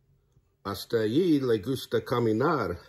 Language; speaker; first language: Spanish; non-native, learner; English